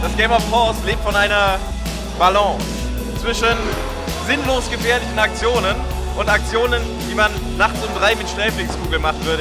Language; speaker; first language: German; native; German